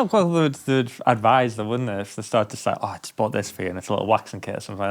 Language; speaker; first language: English; native; English